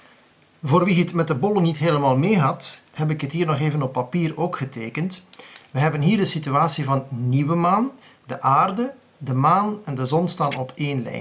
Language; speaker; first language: Dutch; native; Dutch